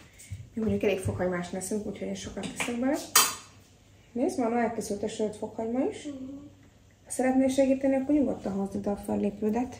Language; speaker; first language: Hungarian; native; Hungarian